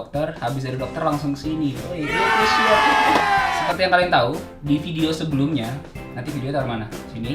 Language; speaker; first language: Indonesian; native; Indonesian